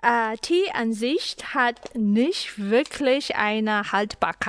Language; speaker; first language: German; non-native, fluent; Chinese